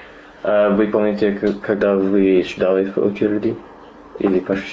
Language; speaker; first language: Russian; non-native, learner; English